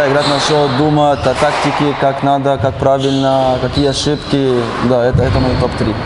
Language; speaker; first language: Russian; early bilingual, heritage; Russian